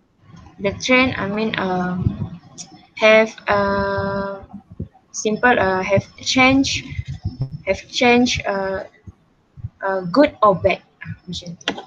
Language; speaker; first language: English; non-native, local second language; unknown